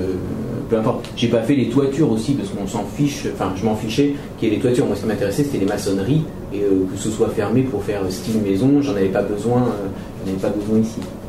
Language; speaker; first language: French; native; French